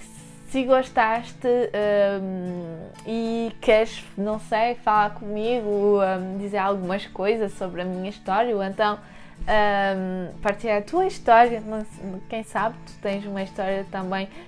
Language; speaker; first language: Portuguese; early bilingual, heritage; French